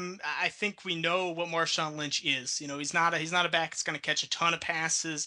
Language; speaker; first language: English; native; English